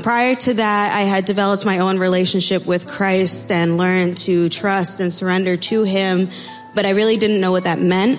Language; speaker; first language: English; native; English